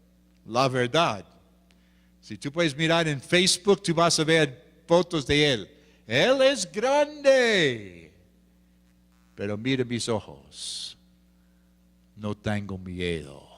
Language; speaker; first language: Spanish; non-native, fluent; English